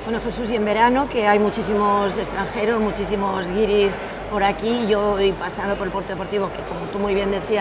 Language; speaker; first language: Spanish; native; Spanish